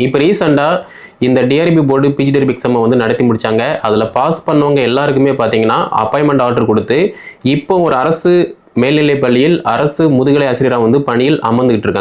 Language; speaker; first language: Tamil; native; Tamil